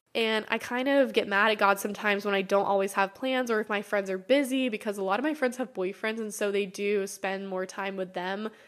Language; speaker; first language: English; native; English